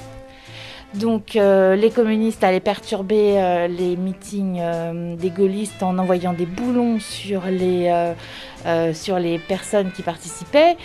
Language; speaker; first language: French; native; French